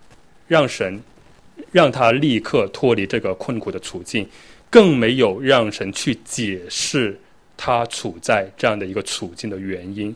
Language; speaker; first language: Chinese; native; Chinese